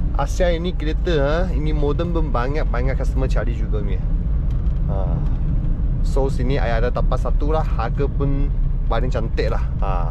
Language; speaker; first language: Malay; non-native, local second language; Chinese